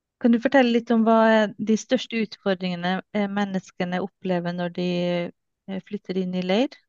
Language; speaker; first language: Norwegian; native; Norwegian